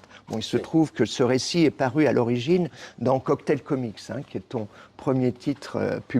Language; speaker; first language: French; native; French